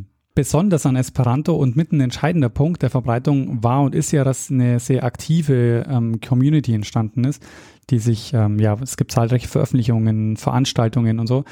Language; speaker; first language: German; native; German